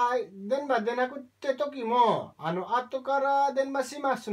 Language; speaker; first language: Japanese; non-native, learner; Nepali